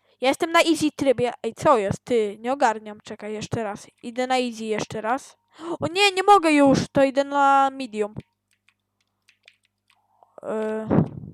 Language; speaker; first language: Polish; native; Polish